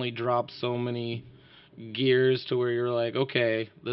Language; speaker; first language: English; native; English